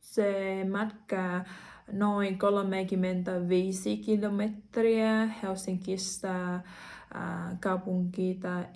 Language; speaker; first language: Finnish; non-native, learner; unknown